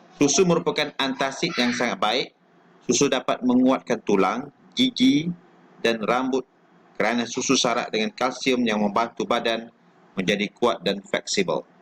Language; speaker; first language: Malay; native; Malay